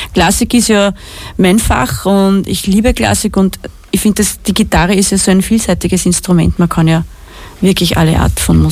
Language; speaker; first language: German; native; German